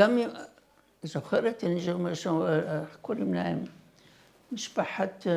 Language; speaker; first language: Hebrew; non-native, fluent; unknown